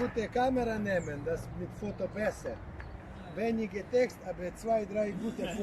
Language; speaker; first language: German; non-native, learner; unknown